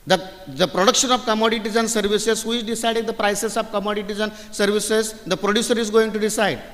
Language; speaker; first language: English; non-native, local second language; Marathi